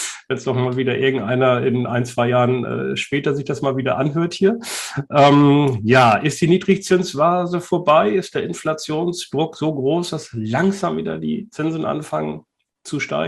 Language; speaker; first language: German; native; German